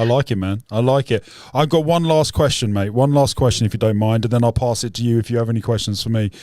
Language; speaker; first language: English; native; English